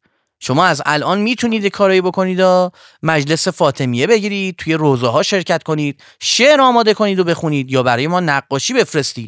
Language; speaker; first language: Persian; native; Persian